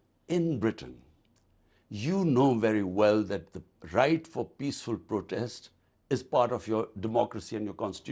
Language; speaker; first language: English; non-native, local second language; Urdu